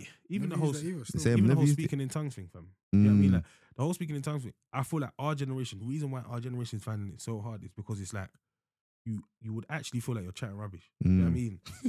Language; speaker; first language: English; native; English